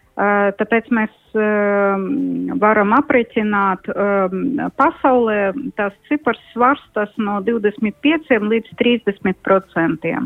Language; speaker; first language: Latvian; non-native, local second language; Russian